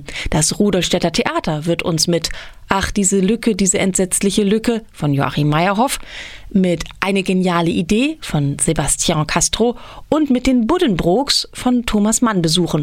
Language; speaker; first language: German; native; German